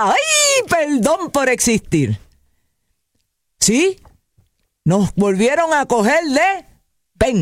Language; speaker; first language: Spanish; native; Spanish